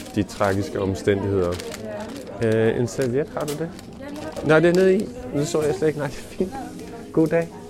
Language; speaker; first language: Danish; non-native, learner; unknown